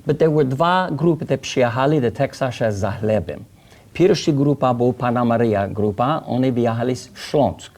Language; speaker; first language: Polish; early bilingual, heritage; English